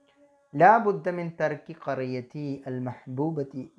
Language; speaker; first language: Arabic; non-native, fluent; Malayalam